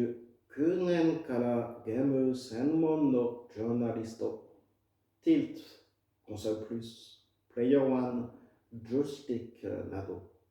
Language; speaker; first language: Japanese; non-native, fluent; French